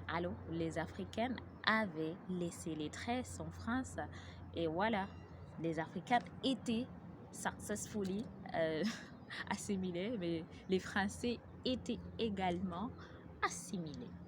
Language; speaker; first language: French; non-native, learner; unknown